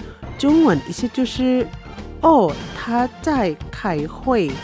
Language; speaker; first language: Chinese; non-native, fluent; Indonesian